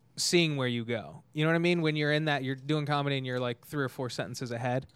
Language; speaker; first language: English; native; English